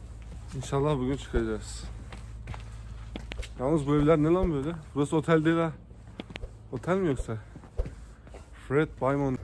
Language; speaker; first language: Turkish; native; Turkish